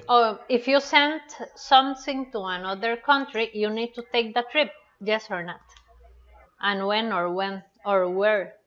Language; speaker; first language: English; non-native, learner; Spanish